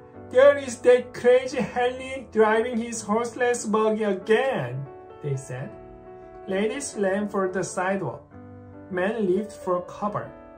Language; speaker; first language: English; non-native, fluent; Korean